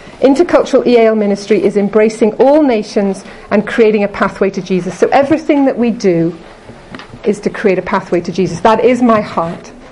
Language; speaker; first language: English; native; English